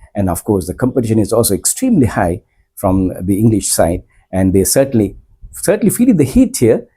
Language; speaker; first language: English; non-native, local second language; Sinhala